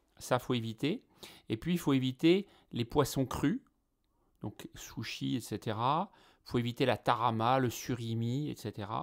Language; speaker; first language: French; native; French